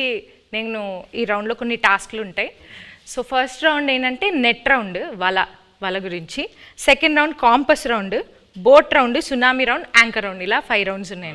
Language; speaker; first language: Telugu; native; Telugu